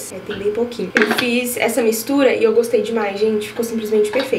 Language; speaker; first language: Portuguese; native; Portuguese